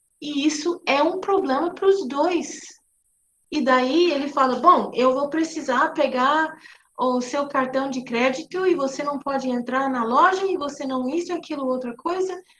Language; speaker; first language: Portuguese; non-native, fluent; English